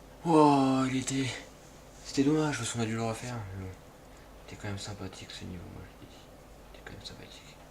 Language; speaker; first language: French; native; French